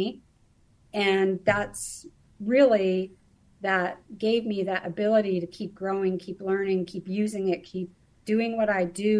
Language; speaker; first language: English; native; English